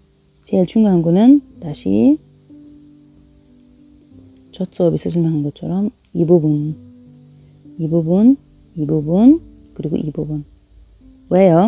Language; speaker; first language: Korean; non-native, fluent; Arabic